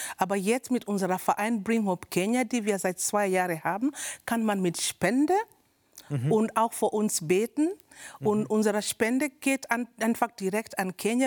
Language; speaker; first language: German; non-native, learner; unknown